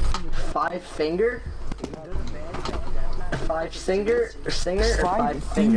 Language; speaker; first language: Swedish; non-native, learner; English